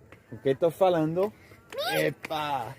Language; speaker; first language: Portuguese; non-native, learner; French